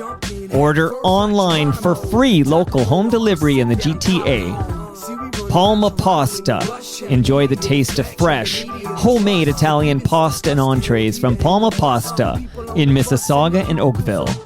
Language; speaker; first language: English; native; English